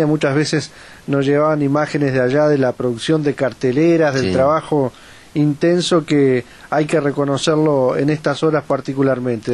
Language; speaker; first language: Spanish; native; Spanish